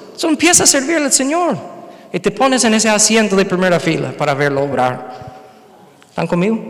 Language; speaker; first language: Spanish; non-native, fluent; English